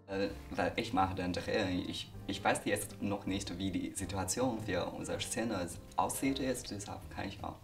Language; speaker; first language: German; non-native, learner; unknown